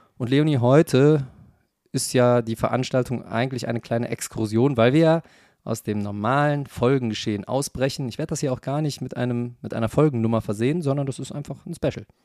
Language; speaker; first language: German; native; German